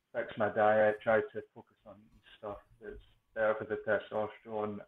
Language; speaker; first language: English; native; English